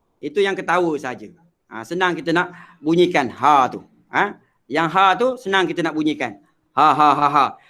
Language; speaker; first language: Malay; native; Malay